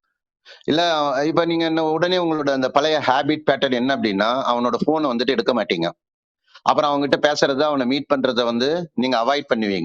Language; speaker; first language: Tamil; native; Tamil